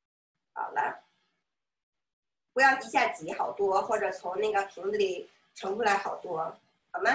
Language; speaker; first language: Chinese; native; Chinese